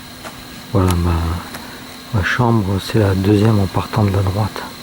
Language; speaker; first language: French; native; French